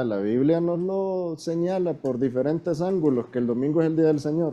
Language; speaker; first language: Spanish; native; Spanish